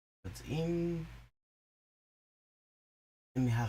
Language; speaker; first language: Hebrew; non-native, learner; English